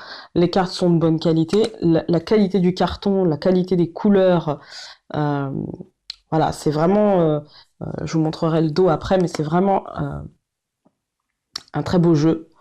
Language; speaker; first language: French; native; French